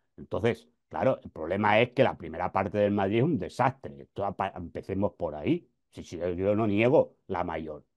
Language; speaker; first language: Spanish; native; Spanish